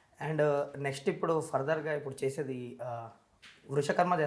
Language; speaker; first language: Telugu; native; Telugu